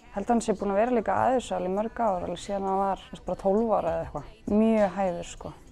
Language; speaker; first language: Icelandic; early bilingual, other home language; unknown